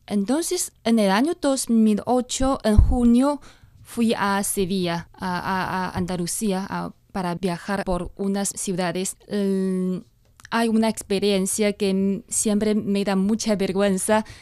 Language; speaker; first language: Spanish; non-native, fluent; Chinese